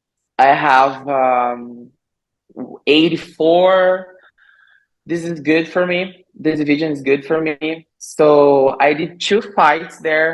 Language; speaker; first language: English; non-native, learner; Portuguese